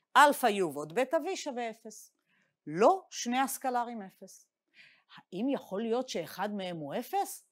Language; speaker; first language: Hebrew; native; Hebrew